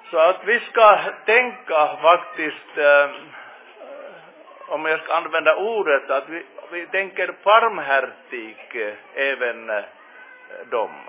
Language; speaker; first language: Swedish; non-native, fluent; Finnish